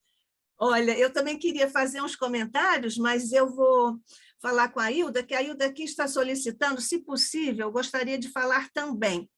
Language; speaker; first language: Portuguese; native; Portuguese